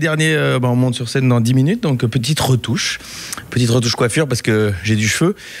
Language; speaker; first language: French; native; French